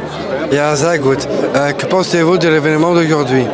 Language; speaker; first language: French; native; French